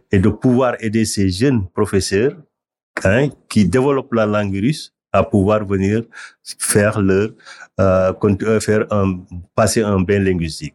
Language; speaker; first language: French; non-native, local second language; Wolof